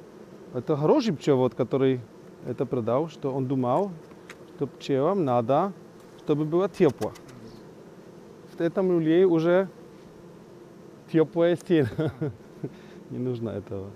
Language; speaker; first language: Russian; non-native, learner; Polish